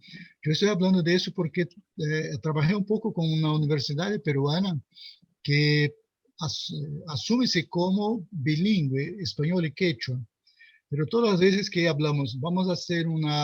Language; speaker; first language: Spanish; non-native, fluent; Portuguese